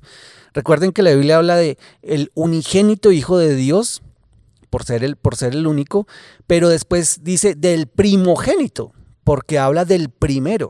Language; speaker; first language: Spanish; native; Spanish